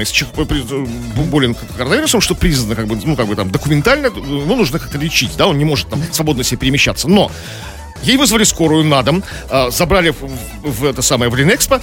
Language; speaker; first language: Russian; native; Russian